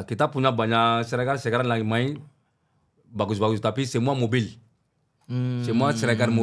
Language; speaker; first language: Indonesian; non-native, learner; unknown